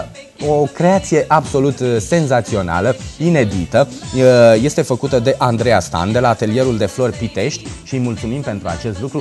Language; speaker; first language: Romanian; native; Romanian